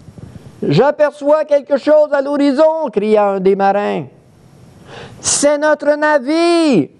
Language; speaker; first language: French; native; French